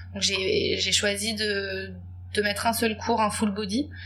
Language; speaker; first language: French; native; French